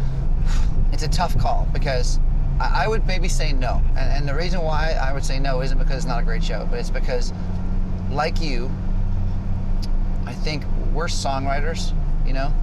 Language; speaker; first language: English; native; English